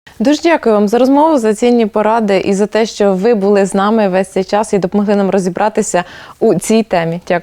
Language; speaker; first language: Ukrainian; native; Ukrainian